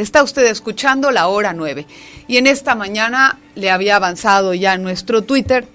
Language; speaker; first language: Spanish; native; Spanish